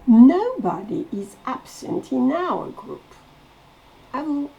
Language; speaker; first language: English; non-native, fluent; French